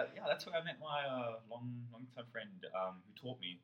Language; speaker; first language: English; native; English